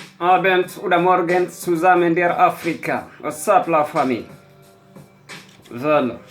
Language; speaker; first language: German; non-native, learner; Fula